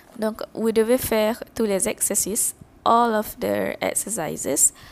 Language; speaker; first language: French; non-native, fluent; Malay